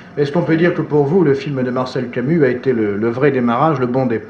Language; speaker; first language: French; native; French